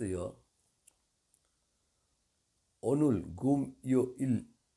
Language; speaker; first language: Korean; non-native, learner; Bangla